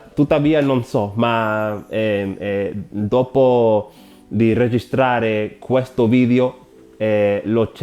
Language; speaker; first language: Italian; non-native, learner; Spanish